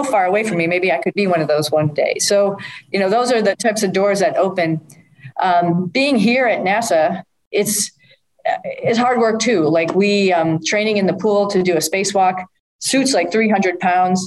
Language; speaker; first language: English; native; English